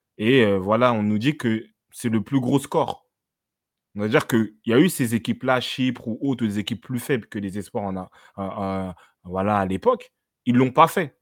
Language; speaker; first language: French; native; French